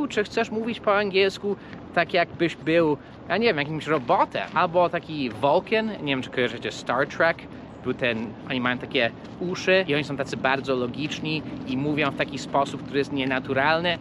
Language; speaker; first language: Polish; non-native, fluent; English